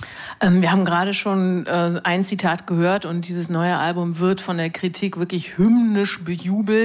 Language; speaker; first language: German; native; German